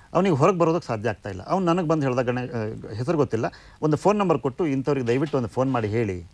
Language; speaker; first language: Kannada; native; Kannada